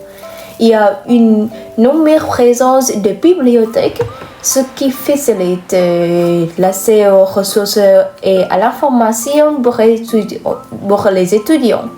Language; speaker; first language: French; non-native, fluent; Vietnamese